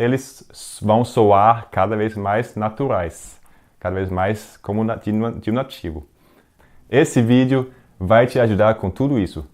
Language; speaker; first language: Portuguese; non-native, fluent; Danish